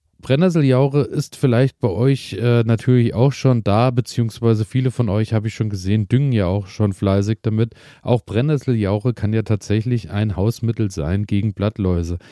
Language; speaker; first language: German; native; German